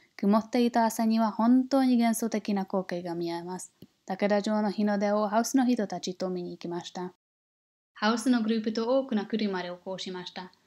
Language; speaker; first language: Japanese; non-native, learner; English